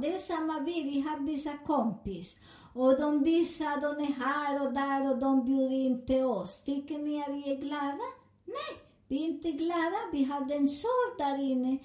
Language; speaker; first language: Swedish; non-native, fluent; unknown